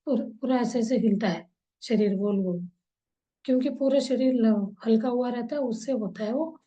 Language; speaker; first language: Hindi; non-native, local second language; Kannada